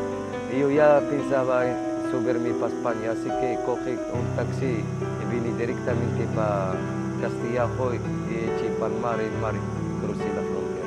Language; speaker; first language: Spanish; non-native, fluent; Arabic